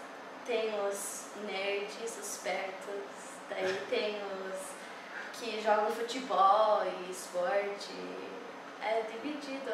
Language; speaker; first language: Portuguese; early bilingual, heritage; English